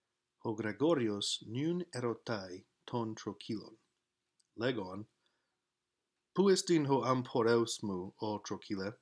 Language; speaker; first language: Greek; non-native, fluent; English